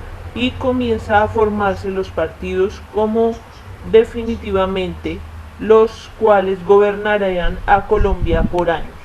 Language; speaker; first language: Spanish; native; Spanish